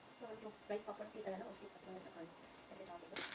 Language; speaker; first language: Hindi; non-native, local second language; Tibetan